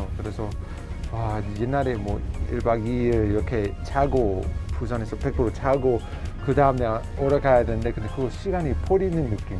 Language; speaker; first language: Korean; non-native, fluent; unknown